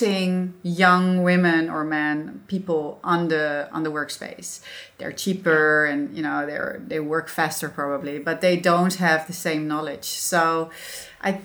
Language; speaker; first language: English; non-native, fluent; Dutch